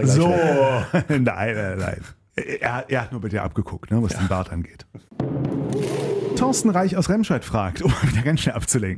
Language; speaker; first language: German; native; German